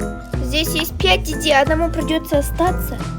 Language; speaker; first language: Russian; non-native, local second language; Kazakh